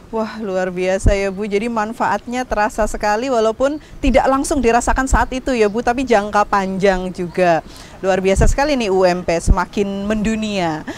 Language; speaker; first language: Indonesian; native; Indonesian